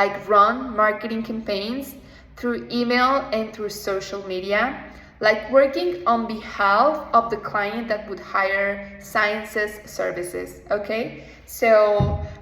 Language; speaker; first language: English; non-native, fluent; Spanish